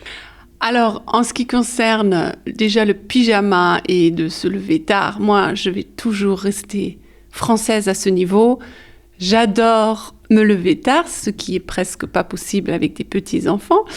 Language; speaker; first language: French; early bilingual, heritage; French